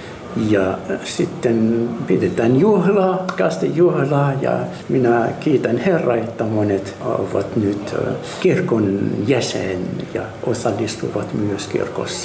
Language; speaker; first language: Finnish; non-native, learner; Arabic